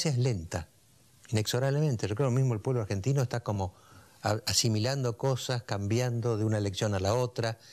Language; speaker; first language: Spanish; native; Spanish